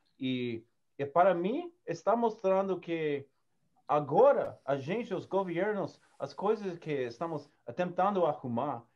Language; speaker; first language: Portuguese; non-native, learner; English